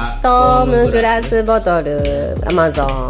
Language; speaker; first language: Japanese; native; Japanese